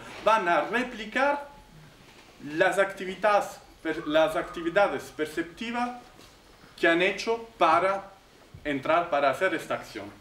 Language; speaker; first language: Spanish; non-native, fluent; Italian